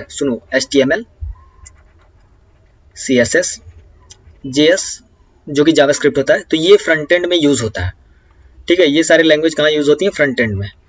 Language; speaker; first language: Hindi; native; Hindi